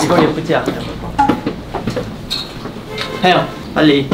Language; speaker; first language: Korean; non-native, fluent; Chinese